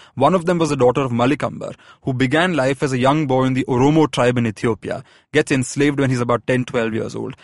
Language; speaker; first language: English; non-native, local second language; Malayalam